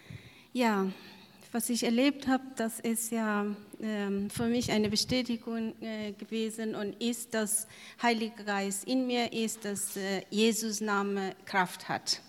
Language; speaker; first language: German; non-native, fluent; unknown